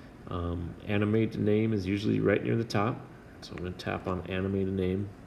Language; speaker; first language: English; native; English